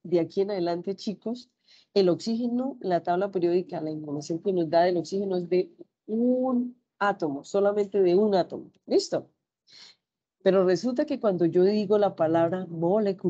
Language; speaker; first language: Spanish; native; Spanish